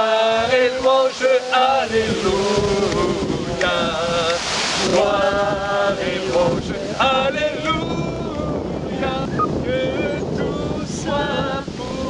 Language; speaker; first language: French; native; French